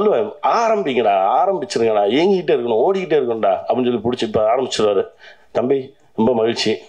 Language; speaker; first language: Tamil; native; Tamil